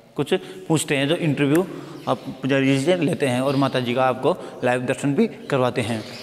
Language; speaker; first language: Hindi; native; Hindi